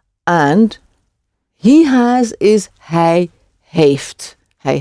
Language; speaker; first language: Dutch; non-native, fluent; English